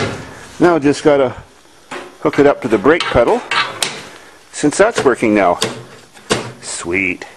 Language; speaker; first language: English; native; English